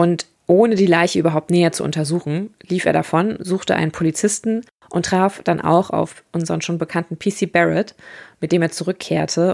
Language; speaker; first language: German; native; German